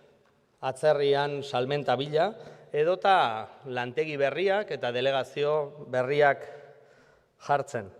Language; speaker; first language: Basque; native; Basque